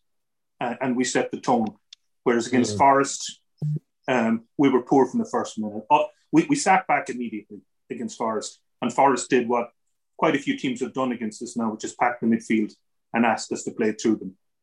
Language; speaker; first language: English; native; English